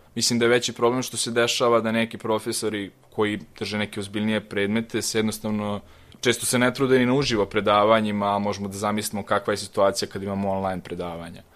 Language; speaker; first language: Serbian; native; Serbian